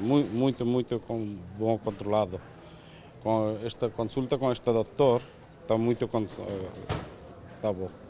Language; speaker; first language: Portuguese; non-native, learner; Bangla